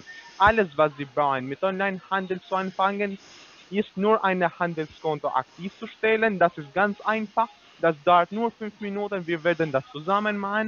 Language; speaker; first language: German; non-native, learner; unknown